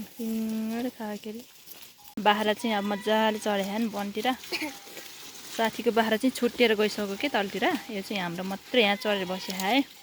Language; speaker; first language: Nepali; non-native, local second language; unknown